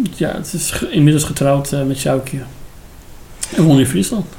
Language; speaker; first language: Dutch; non-native, fluent; Persian